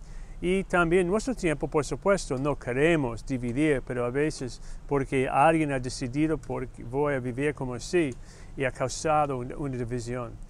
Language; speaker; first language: Spanish; non-native, fluent; English